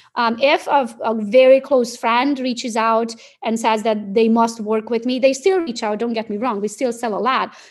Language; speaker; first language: English; non-native, fluent; Romanian